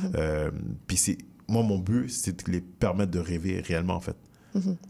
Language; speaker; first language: French; native; French